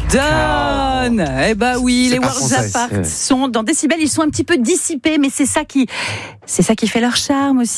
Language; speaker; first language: French; native; French